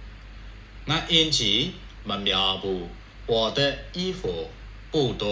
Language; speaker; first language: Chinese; non-native, fluent; Burmese